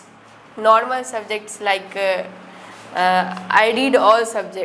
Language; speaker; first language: English; non-native, learner; Hindi